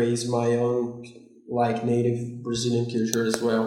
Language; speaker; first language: English; non-native, fluent; Portuguese